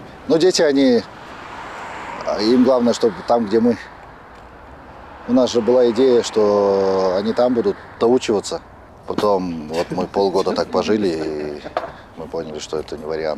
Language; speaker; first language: Russian; native; Russian